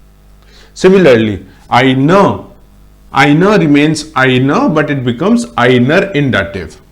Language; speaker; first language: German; non-native, fluent; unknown